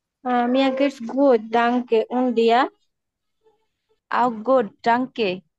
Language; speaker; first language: German; non-native, learner; Bangla